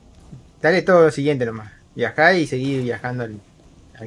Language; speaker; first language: Spanish; native; Spanish